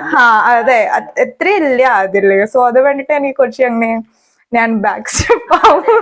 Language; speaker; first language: Malayalam; non-native, learner; Hindi